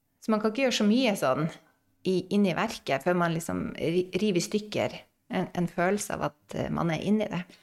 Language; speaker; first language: Norwegian; native; Norwegian